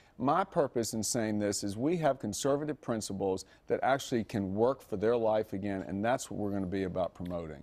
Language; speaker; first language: English; native; English